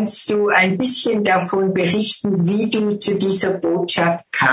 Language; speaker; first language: German; non-native, fluent; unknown